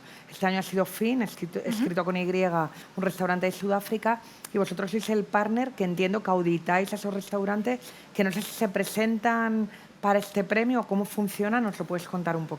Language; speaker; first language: Spanish; native; Spanish